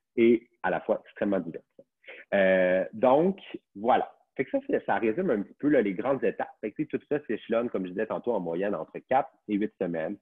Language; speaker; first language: French; native; French